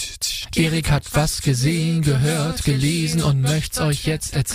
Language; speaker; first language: German; native; German